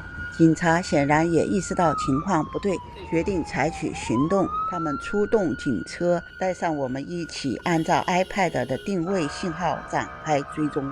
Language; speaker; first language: Chinese; native; Chinese